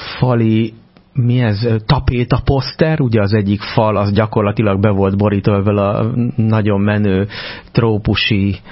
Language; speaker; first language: Hungarian; native; Hungarian